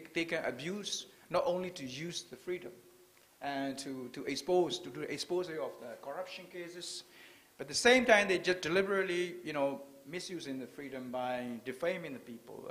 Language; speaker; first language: English; non-native, fluent; Burmese